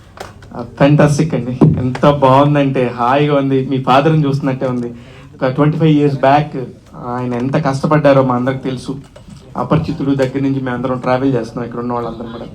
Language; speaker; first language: Telugu; native; Telugu